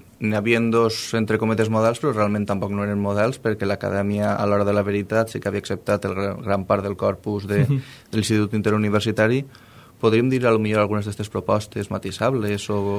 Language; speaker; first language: Catalan; native; Catalan